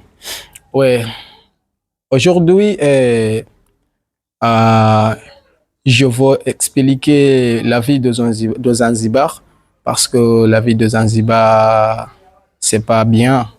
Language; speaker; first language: French; non-native, learner; Swahili